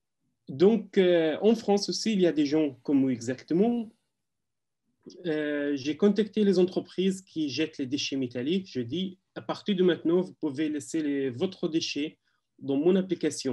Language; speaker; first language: French; non-native, learner; Arabic